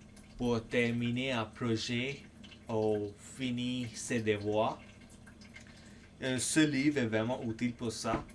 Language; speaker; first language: French; non-native, fluent; English